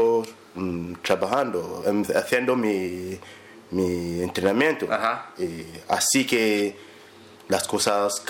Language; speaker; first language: Spanish; non-native, learner; English